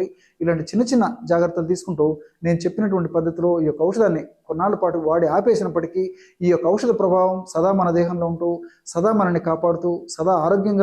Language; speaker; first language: Telugu; native; Telugu